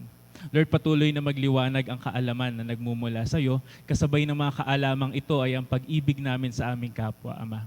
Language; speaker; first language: Filipino; native; Filipino